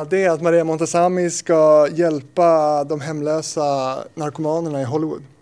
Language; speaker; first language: Swedish; native; Swedish